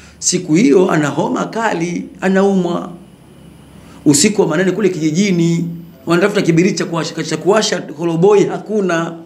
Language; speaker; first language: Swahili; native; Swahili